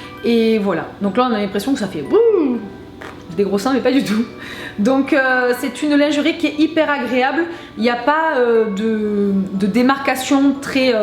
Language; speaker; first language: French; native; French